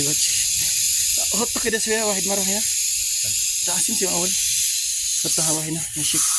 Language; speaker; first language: Arabic; non-native, learner; Filipino